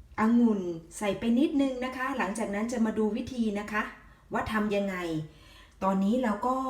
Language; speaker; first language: Thai; native; Thai